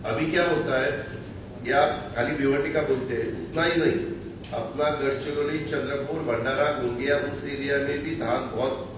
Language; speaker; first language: Hindi; non-native, local second language; Marathi